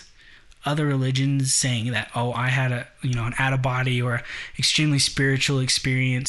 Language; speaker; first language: English; native; English